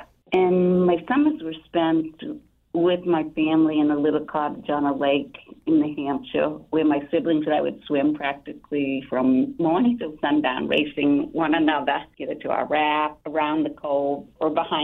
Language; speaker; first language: English; native; English